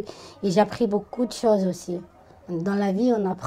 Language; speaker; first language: French; non-native, fluent; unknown